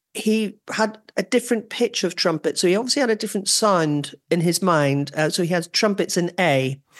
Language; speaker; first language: English; native; English